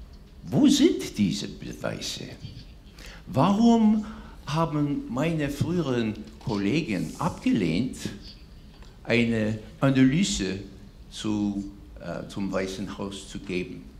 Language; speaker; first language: German; non-native, fluent; English